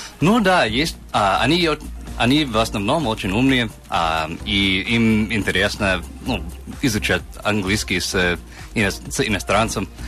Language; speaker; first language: Russian; non-native, fluent; English